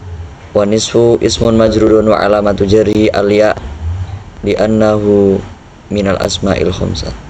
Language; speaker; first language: Arabic; non-native, learner; Indonesian